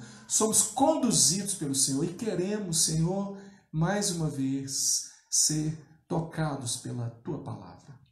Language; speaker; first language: Portuguese; native; Portuguese